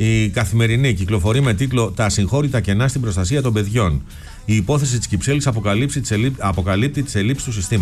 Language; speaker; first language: Greek; native; Greek